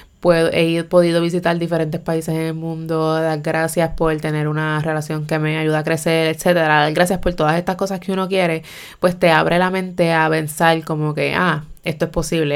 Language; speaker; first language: Spanish; native; Spanish